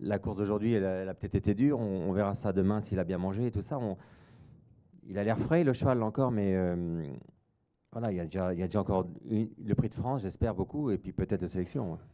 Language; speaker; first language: French; native; French